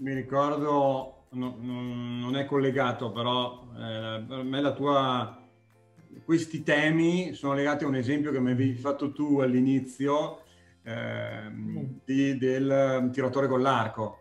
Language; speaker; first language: Italian; native; Italian